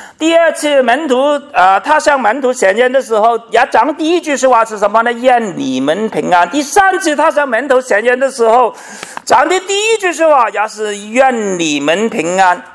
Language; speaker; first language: Chinese; non-native, local second language; Cantonese